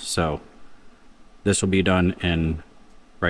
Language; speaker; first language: English; native; English